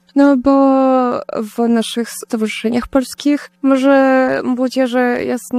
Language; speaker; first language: Polish; non-native, learner; Russian